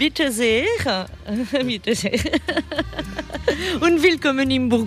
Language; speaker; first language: German; non-native, fluent; French